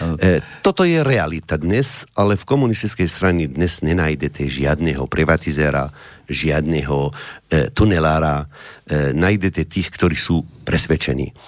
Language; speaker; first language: Slovak; non-native, fluent; Arabic